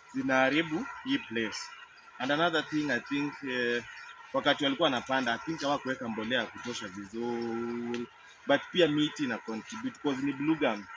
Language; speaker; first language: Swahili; non-native, local second language; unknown